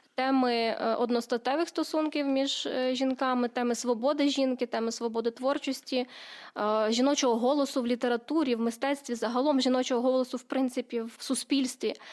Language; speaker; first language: Ukrainian; native; Ukrainian